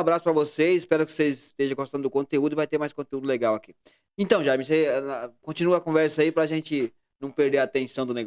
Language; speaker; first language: Portuguese; native; Portuguese